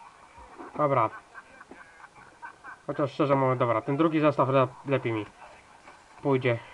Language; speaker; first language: Polish; native; Polish